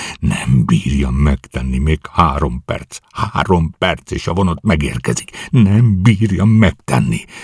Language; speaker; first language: Hungarian; native; Hungarian